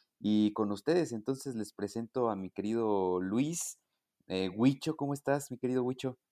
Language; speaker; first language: Spanish; native; Spanish